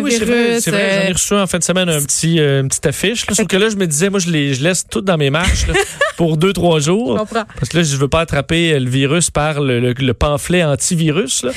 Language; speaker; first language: French; native; French